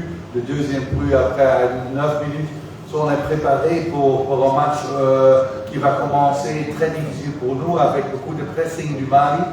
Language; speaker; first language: French; non-native, fluent; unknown